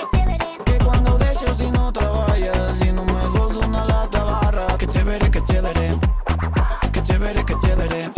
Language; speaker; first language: Catalan; native; Catalan